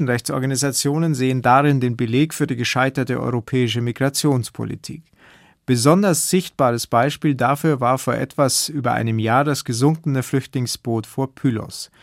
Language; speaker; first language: German; native; German